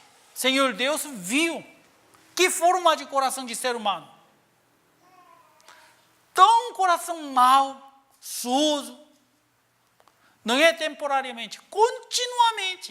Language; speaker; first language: Portuguese; non-native, learner; Korean